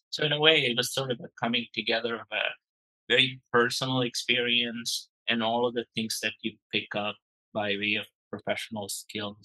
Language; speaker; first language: English; non-native, local second language; Malayalam